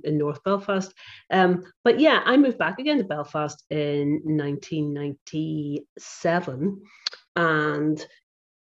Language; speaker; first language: English; native; English